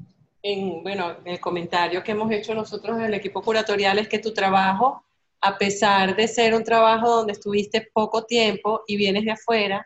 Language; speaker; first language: Spanish; native; Spanish